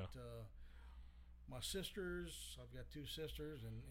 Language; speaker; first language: English; native; English